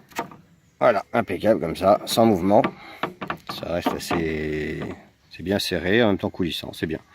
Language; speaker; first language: French; native; French